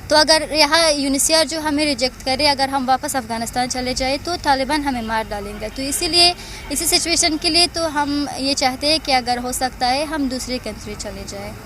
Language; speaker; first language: Hindi; non-native, fluent; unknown